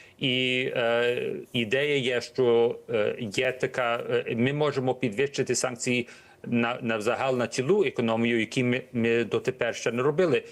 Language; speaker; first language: Ukrainian; early bilingual, heritage; Ukrainian